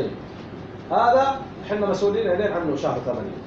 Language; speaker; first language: Arabic; native; Arabic